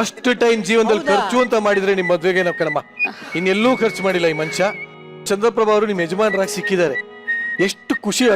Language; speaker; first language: Kannada; native; Kannada